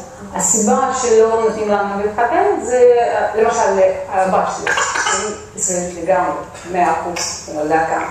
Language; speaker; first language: Hebrew; non-native, fluent; Russian